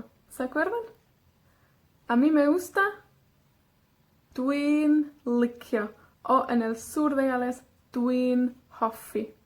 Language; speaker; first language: Spanish; non-native, fluent; Welsh